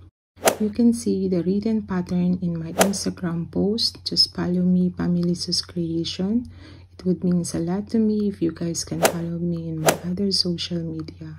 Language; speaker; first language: English; non-native, fluent; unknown